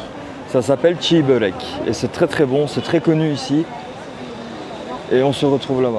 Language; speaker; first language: French; early bilingual, heritage; Turkish